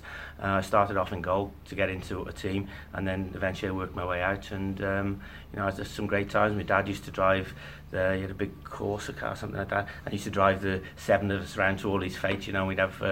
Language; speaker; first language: English; native; English